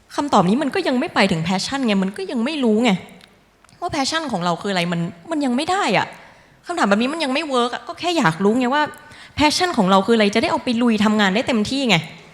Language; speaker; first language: Thai; native; Thai